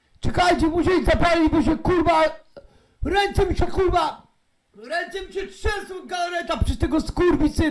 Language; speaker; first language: Polish; native; Polish